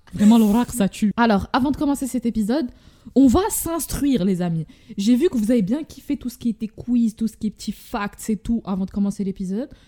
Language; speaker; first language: French; non-native, local second language; Arabic